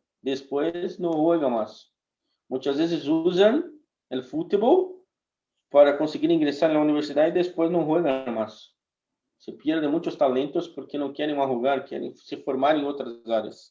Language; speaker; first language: Spanish; non-native, fluent; Portuguese